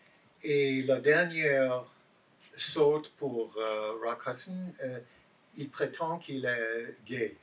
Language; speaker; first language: French; non-native, learner; English